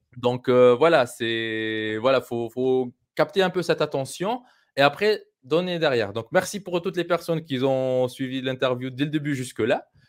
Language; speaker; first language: French; non-native, local second language; Arabic